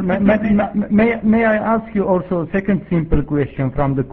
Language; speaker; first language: English; non-native, fluent; Arabic